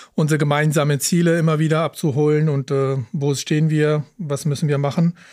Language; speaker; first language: German; early bilingual, other home language; Punjabi